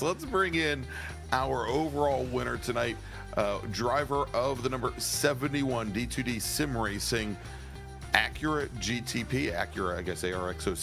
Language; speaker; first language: English; native; English